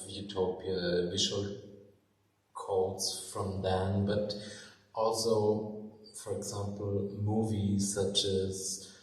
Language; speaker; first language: English; non-native, fluent; German